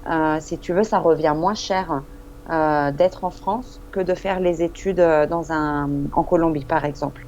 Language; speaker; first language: French; non-native, fluent; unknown